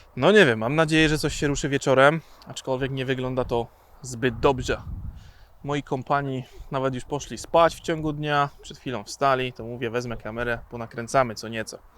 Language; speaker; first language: Polish; native; Polish